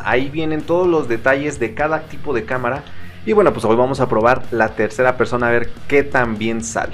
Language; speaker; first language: Spanish; native; Spanish